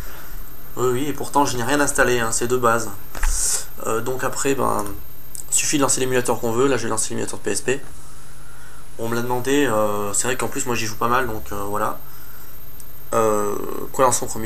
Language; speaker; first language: French; native; French